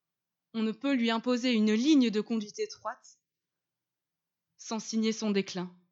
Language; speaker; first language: French; native; French